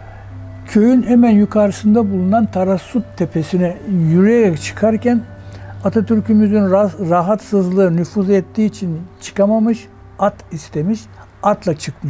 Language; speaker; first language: Turkish; native; Turkish